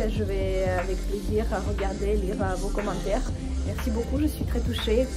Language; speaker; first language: French; non-native, fluent; Russian